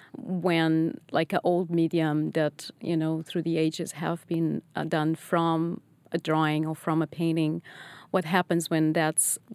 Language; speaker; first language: English; non-native, fluent; Portuguese